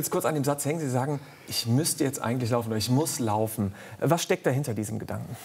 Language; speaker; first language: German; native; German